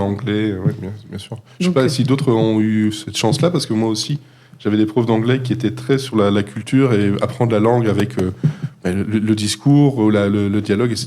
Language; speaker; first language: French; native; French